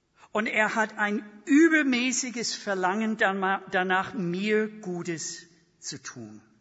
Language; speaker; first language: German; non-native, fluent; English